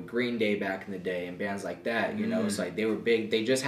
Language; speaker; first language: English; native; English